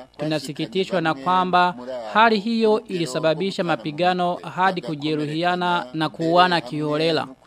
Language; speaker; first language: Swahili; non-native, local second language; Rundi